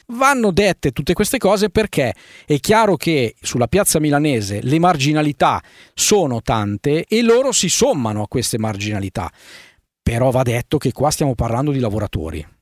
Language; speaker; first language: Italian; native; Italian